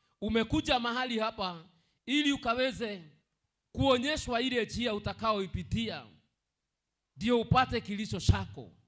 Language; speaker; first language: Swahili; non-native, local second language; Kikuyu